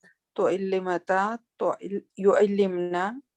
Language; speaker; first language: Arabic; non-native, learner; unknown